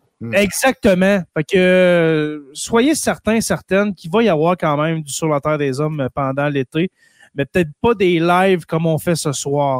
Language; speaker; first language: French; native; French